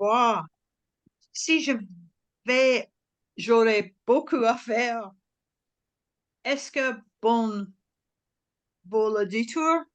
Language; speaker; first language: French; non-native, learner; English